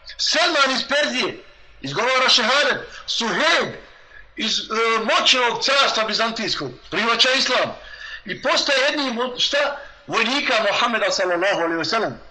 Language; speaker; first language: Bosnian; native; Bosnian